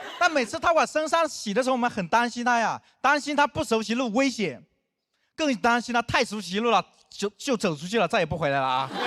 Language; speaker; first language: Chinese; non-native, local second language; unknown